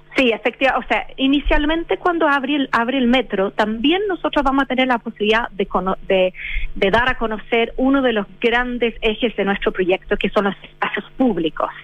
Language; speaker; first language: Spanish; non-native, fluent; English